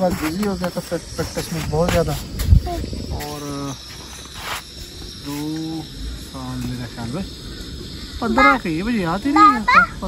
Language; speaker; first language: Urdu; native; Urdu